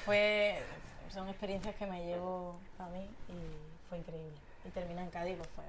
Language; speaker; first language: Spanish; native; Spanish